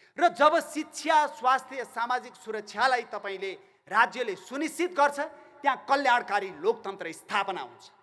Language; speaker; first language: Nepali; native; Nepali